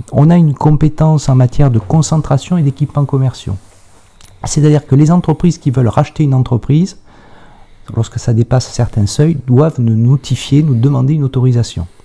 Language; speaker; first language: French; native; French